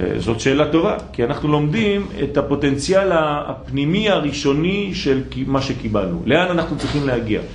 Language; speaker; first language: Hebrew; non-native, fluent; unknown